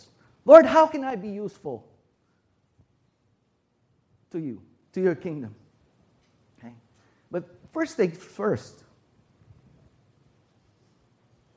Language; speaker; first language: English; non-native, local second language; Filipino